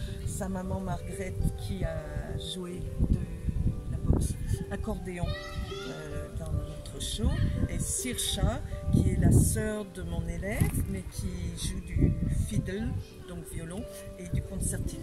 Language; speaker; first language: French; native; French